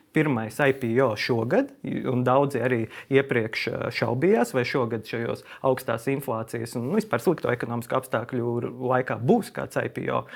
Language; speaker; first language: Latvian; native; Latvian